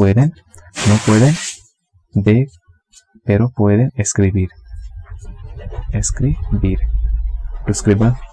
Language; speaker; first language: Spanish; non-native, learner; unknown